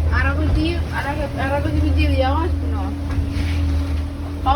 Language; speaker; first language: Turkish; non-native, fluent; Indonesian